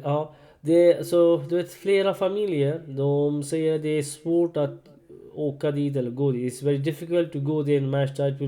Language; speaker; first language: Swedish; non-native, learner; Urdu